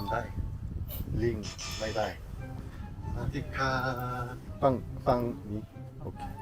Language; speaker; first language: Thai; non-native, learner; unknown